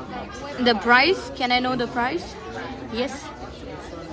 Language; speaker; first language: English; non-native, learner; Thai